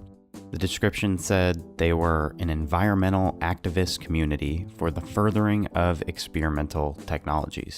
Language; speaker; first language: English; native; English